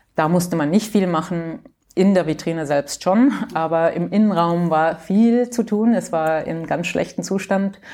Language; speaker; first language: German; early bilingual, heritage; English